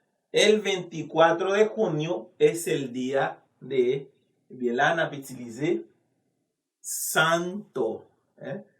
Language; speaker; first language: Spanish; non-native, fluent; Haitian Creole